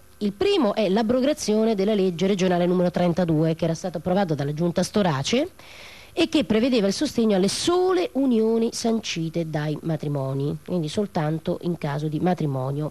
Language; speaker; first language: Italian; native; Italian